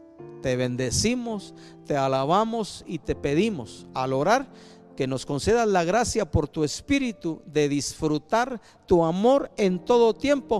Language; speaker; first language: Spanish; native; Spanish